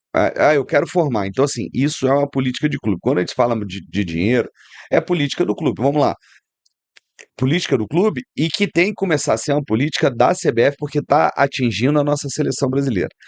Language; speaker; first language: Portuguese; native; Portuguese